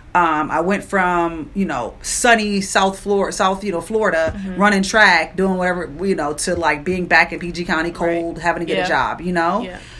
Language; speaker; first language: English; native; English